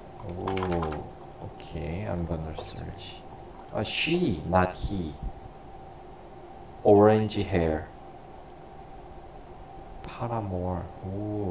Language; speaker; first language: English; non-native, learner; Korean